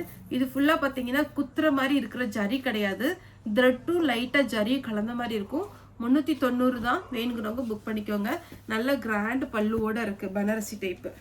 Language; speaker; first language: Tamil; native; Tamil